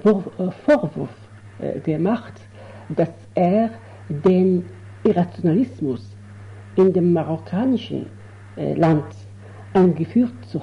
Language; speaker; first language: German; non-native, fluent; Arabic